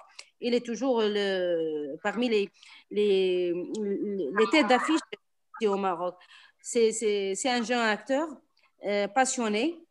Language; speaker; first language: French; non-native, local second language; Arabic